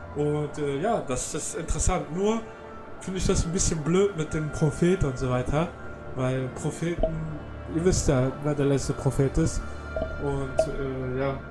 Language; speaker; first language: German; early bilingual, other home language; Arabic